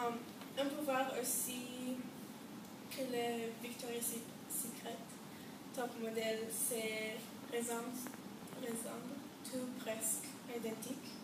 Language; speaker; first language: French; non-native, learner; English